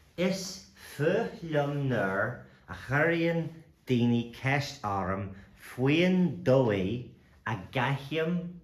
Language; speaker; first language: Irish; non-native, local second language; English